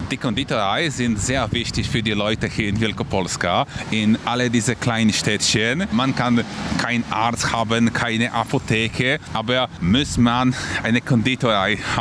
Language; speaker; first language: German; non-native, fluent; Polish